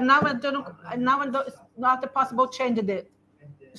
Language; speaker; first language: English; non-native, learner; Portuguese